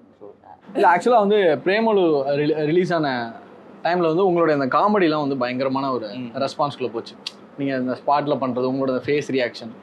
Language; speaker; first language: Tamil; native; Tamil